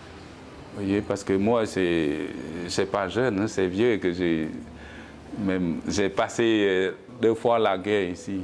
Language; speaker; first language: French; non-native, learner; Khmer